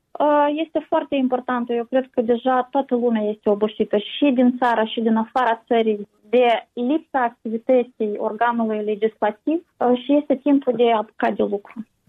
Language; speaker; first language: Romanian; native; Romanian